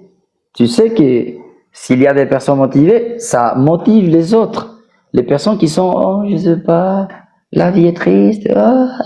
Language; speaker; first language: French; non-native, fluent; Spanish